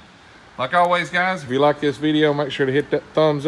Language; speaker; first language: English; native; English